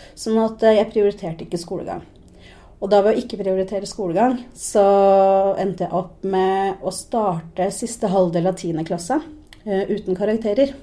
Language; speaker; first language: Norwegian; early bilingual, other home language; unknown